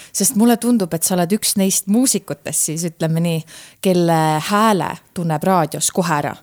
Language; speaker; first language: Estonian; native; Estonian